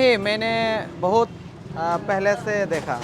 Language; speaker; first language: Hindi; non-native, learner; Bangla